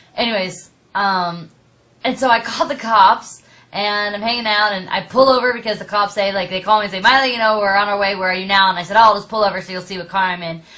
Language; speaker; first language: English; native; English